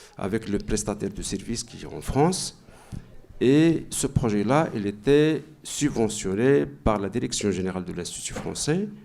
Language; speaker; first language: French; non-native, local second language; Arabic